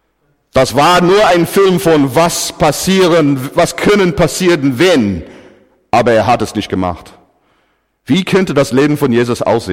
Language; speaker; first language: German; non-native, fluent; English